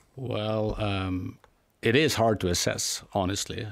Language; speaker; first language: English; non-native, fluent; Swedish